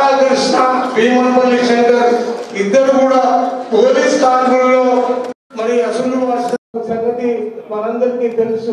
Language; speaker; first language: Telugu; native; Telugu